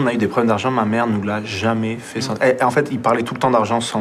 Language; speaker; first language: French; early bilingual, other home language; Arabic